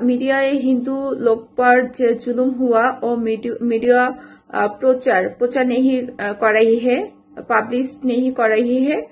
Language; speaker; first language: Hindi; non-native, learner; Bangla